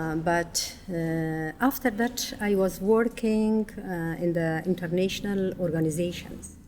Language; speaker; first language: English; non-native, learner; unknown